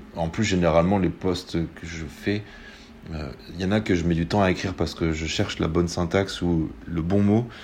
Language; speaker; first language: French; native; French